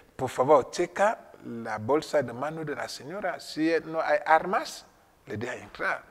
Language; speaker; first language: Spanish; non-native, fluent; French